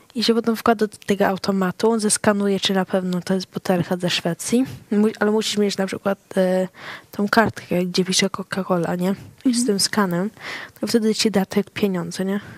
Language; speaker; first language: Polish; early bilingual, heritage; Swedish